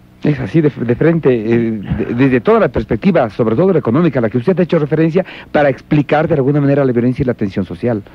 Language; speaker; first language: Spanish; native; Spanish